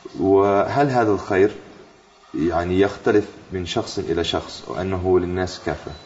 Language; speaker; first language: Arabic; non-native, fluent; English